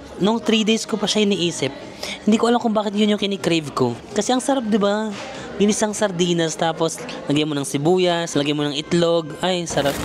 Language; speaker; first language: Filipino; non-native, local second language; Cebuano